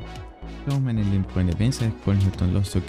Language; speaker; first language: German; native; German